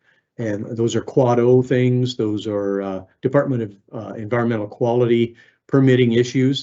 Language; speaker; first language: English; native; English